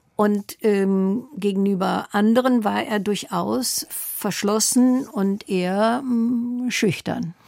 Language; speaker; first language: German; native; German